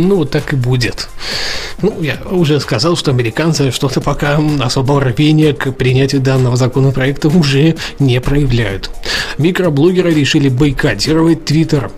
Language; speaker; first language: Russian; native; Russian